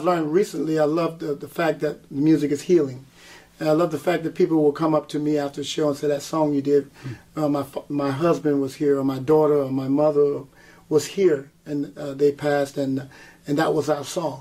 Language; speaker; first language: English; native; English